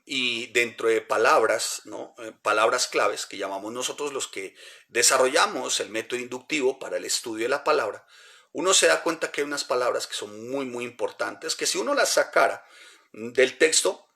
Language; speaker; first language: Spanish; native; Spanish